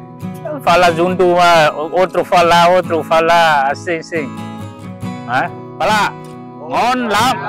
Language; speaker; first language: Portuguese; non-native, learner; Vietnamese